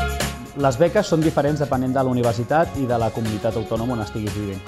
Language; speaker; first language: Catalan; native; Catalan